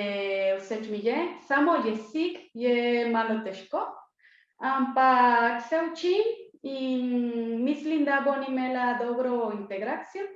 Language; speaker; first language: Slovenian; non-native, learner; Spanish